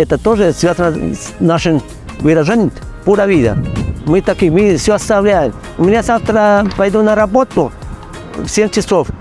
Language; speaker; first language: Russian; non-native, fluent; Spanish